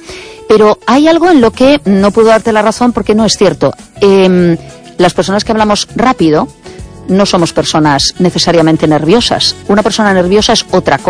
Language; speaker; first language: Spanish; native; Spanish